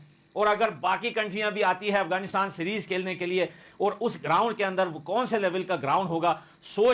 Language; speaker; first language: Hindi; native; Hindi